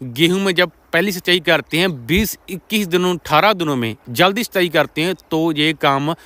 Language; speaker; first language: Hindi; non-native, local second language; Punjabi